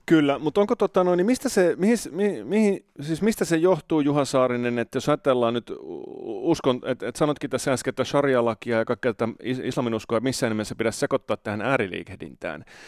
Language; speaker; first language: Finnish; native; Finnish